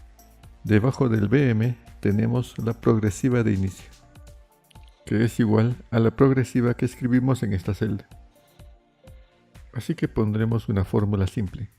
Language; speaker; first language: Spanish; native; Spanish